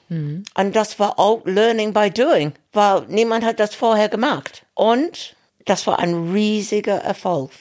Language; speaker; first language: German; non-native, fluent; English